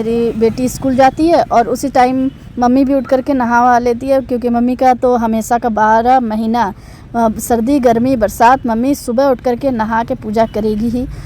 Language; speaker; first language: Hindi; non-native, local second language; Bangla